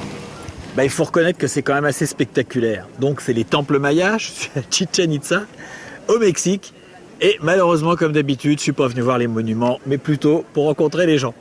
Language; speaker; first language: French; native; French